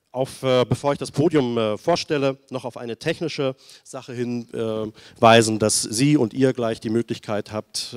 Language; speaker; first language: German; native; German